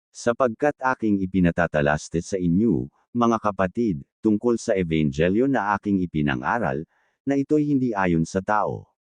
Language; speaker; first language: Filipino; non-native, local second language; Bikol